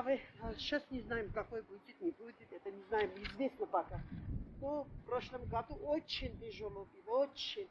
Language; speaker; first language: Russian; non-native, local second language; Armenian